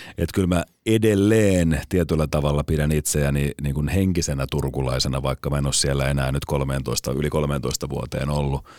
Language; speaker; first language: Finnish; native; Finnish